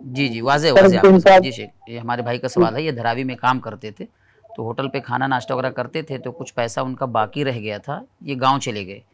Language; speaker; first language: Hindi; native; Hindi